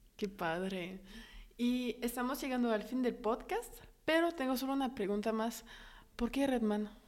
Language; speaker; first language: Spanish; non-native, fluent; French